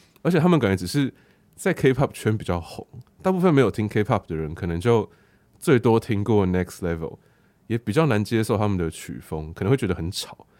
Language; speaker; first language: Chinese; native; Chinese